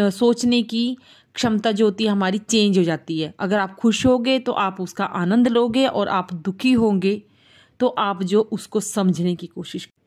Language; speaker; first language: Hindi; non-native, local second language; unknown